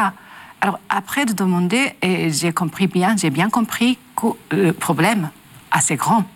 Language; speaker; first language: French; non-native, learner; Japanese